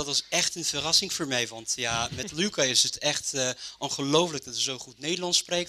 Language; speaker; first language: Dutch; non-native, fluent; English